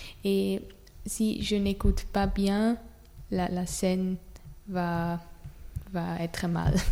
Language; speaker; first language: French; non-native, fluent; German